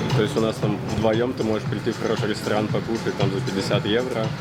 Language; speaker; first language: Russian; native; Russian